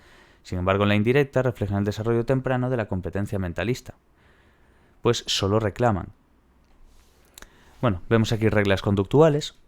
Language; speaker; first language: Spanish; native; Spanish